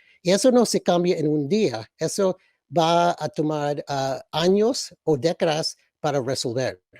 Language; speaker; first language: Spanish; early bilingual, other home language; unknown